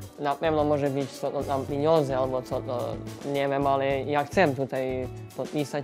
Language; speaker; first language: Polish; non-native, learner; Serbian